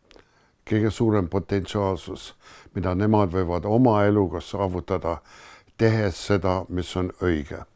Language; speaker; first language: Estonian; non-native, fluent; English